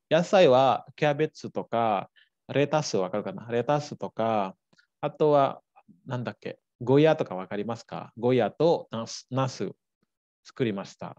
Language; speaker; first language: Japanese; non-native, fluent; Balinese